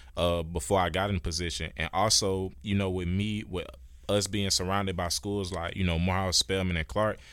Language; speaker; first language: English; native; English